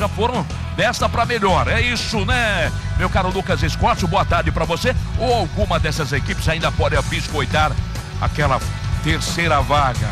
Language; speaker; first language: Portuguese; native; Portuguese